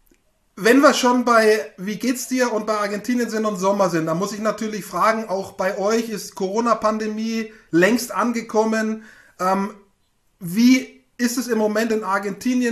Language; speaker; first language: German; native; German